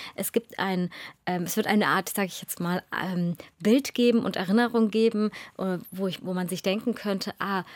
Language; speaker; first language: German; native; German